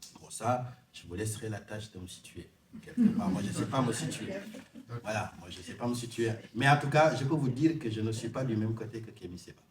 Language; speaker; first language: French; non-native, local second language; Wolof